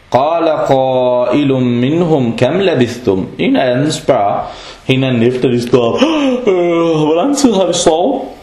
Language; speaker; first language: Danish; non-native, fluent; Arabic